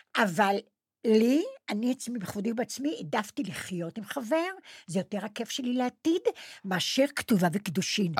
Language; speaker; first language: Hebrew; non-native, fluent; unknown